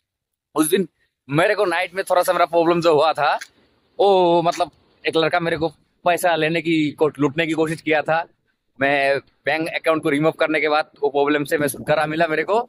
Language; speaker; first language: Hindi; non-native, local second language; Bangla